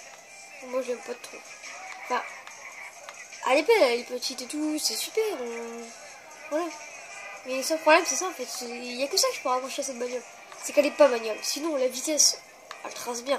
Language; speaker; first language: French; native; French